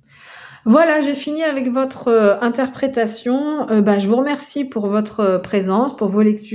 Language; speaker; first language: French; native; French